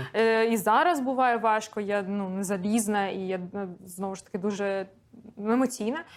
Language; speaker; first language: Ukrainian; non-native, local second language; Russian